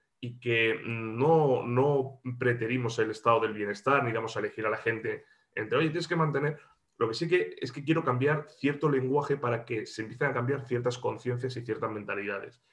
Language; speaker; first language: Spanish; native; Spanish